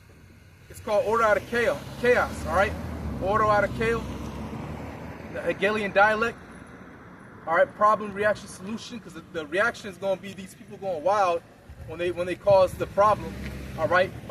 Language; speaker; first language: English; native; English